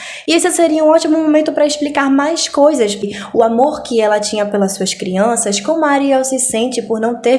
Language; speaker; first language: Portuguese; native; Portuguese